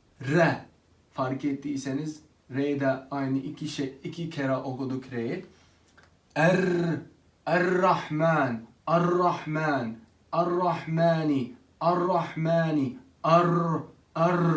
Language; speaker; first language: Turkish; non-native, fluent; Arabic